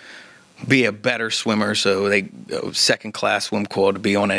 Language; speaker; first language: English; native; English